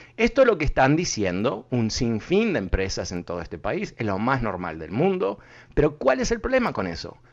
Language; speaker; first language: Spanish; early bilingual, heritage; Spanish